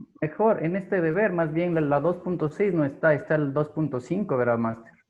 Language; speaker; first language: Spanish; native; Spanish